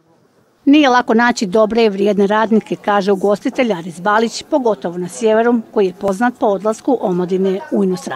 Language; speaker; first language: Serbian; native; Serbian